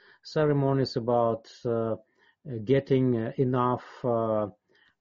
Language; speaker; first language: English; non-native, fluent; Russian